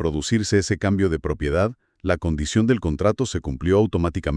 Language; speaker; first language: Spanish; native; Spanish